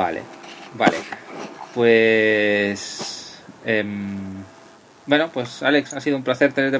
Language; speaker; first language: Spanish; native; Spanish